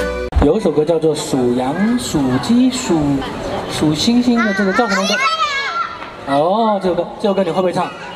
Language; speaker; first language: Chinese; native; Chinese